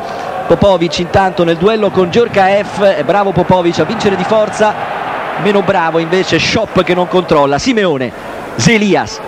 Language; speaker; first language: Italian; native; Italian